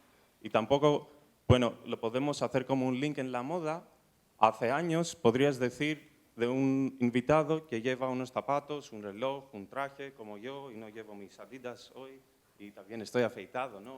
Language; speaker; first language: Spanish; non-native, fluent; Greek